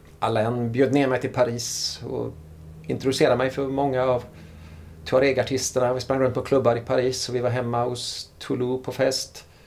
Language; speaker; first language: Swedish; native; Swedish